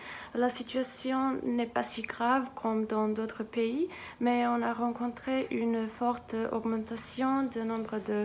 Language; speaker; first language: French; non-native, fluent; Serbian